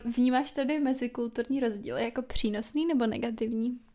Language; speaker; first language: Czech; native; Czech